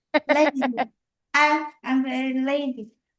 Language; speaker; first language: English; non-native, learner; Vietnamese